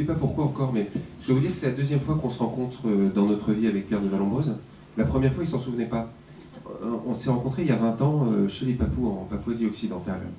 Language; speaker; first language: French; native; French